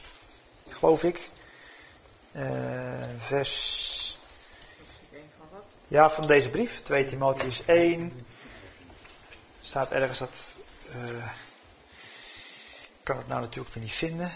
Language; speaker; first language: Dutch; native; Dutch